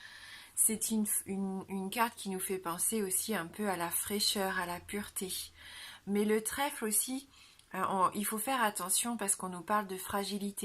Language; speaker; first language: French; native; French